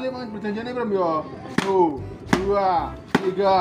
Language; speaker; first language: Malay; non-native, local second language; Javanese